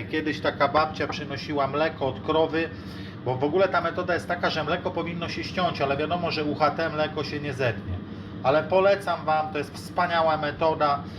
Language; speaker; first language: Polish; native; Polish